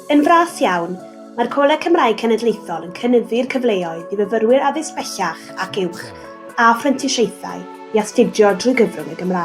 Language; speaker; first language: Welsh; native; Welsh